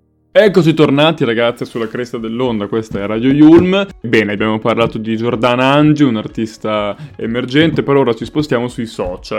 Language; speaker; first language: Italian; native; Italian